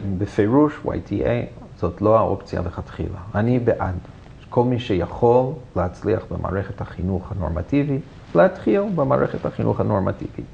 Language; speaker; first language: Hebrew; non-native, fluent; English